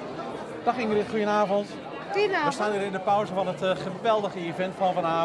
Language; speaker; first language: Dutch; native; Dutch